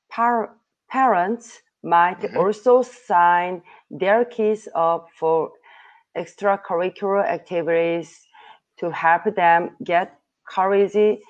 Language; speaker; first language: English; non-native, learner; Korean